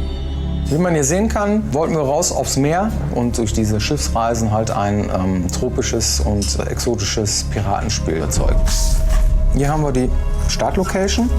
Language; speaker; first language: German; native; German